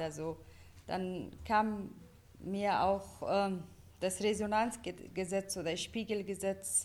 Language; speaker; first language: German; non-native, fluent; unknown